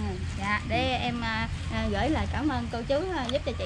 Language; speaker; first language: Vietnamese; native; Vietnamese